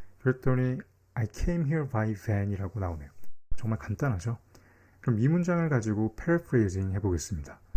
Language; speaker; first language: Korean; native; Korean